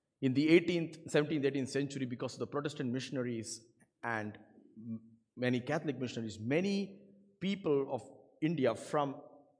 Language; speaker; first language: English; non-native, local second language; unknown